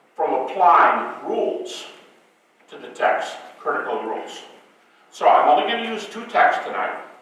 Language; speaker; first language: English; native; English